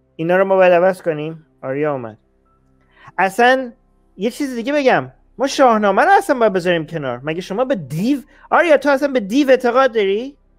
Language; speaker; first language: Persian; native; Persian